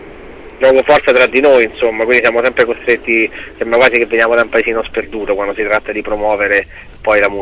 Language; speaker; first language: Italian; native; Italian